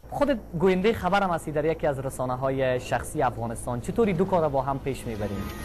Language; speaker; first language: Persian; native; Persian